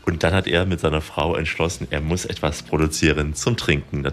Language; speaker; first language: German; native; German